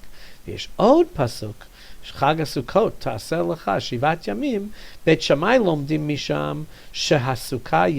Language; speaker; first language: Hebrew; non-native, fluent; English